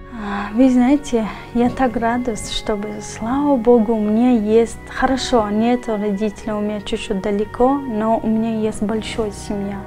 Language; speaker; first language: Russian; non-native, learner; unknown